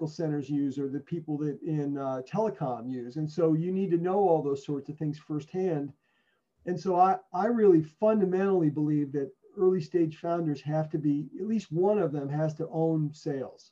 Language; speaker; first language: English; native; English